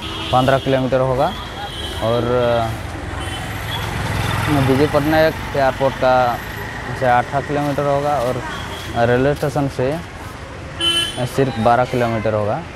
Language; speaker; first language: Hindi; non-native, local second language; Odia